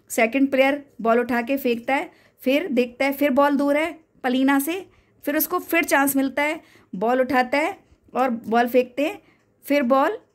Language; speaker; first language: Hindi; native; Hindi